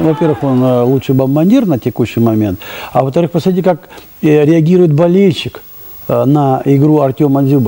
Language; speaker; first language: Russian; native; Russian